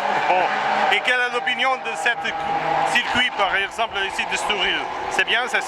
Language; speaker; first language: French; non-native, learner; Portuguese